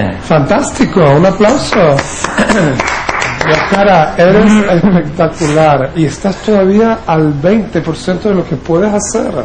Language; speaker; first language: Spanish; native; Spanish